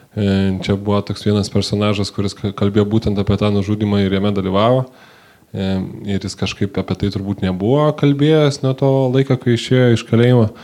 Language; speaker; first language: Lithuanian; native; Lithuanian